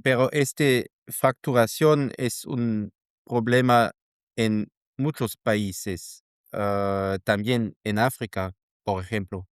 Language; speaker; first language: Spanish; non-native, learner; German